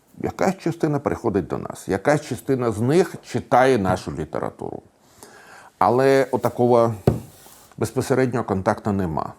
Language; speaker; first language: Ukrainian; non-native, local second language; Russian